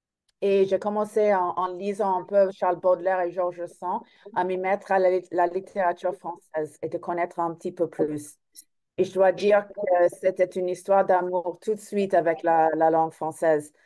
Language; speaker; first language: French; non-native, fluent; English